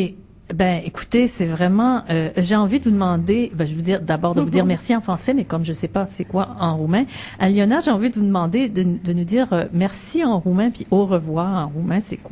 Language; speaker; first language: French; native; French